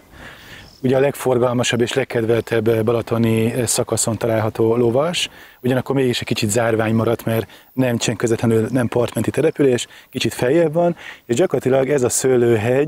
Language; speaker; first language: Hungarian; native; Hungarian